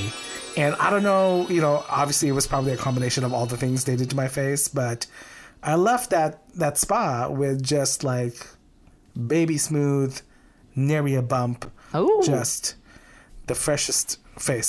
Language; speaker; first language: English; non-native, local second language; Filipino